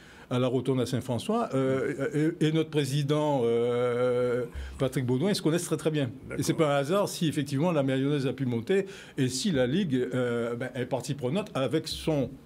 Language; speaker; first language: French; native; French